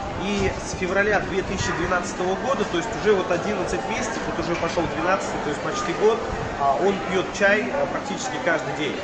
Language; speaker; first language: Russian; native; Russian